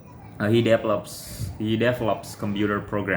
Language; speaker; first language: English; non-native, fluent; Indonesian